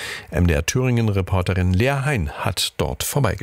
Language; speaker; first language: German; native; German